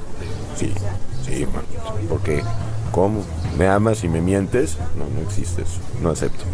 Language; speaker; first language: Spanish; native; Spanish